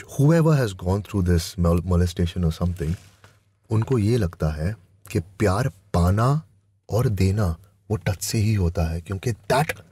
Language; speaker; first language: Hindi; native; Hindi